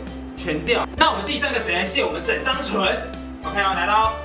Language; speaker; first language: Chinese; native; Chinese